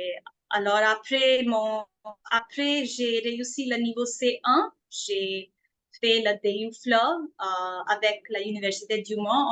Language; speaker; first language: French; non-native, fluent; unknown